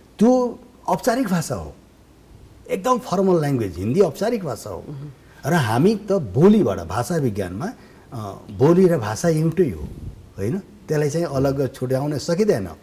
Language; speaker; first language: Nepali; non-native, local second language; Bhojpuri